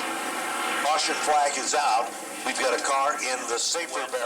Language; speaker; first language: English; native; English